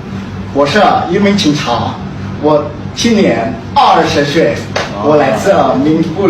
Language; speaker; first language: Chinese; non-native, learner; Indonesian